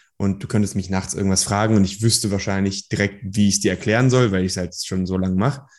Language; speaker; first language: German; early bilingual, other home language; Persian